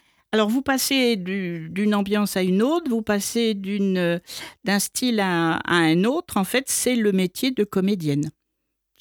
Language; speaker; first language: French; native; French